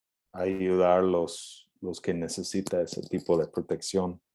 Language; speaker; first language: Spanish; non-native, fluent; English